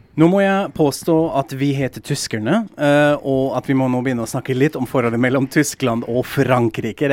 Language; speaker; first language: Norwegian; non-native, fluent; German